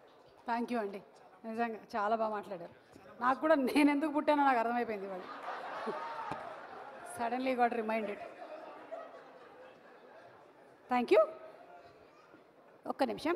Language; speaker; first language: Telugu; native; Telugu